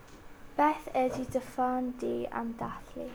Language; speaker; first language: Welsh; non-native, local second language; English